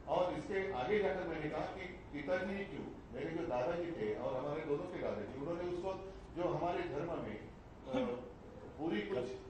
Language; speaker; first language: Hindi; non-native, local second language; Marathi